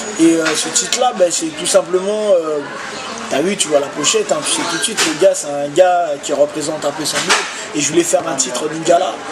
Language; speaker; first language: French; early bilingual, other home language; Lingala